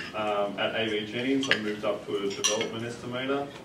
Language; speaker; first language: English; native; English